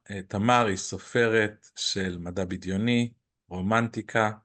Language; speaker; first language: Hebrew; native; Hebrew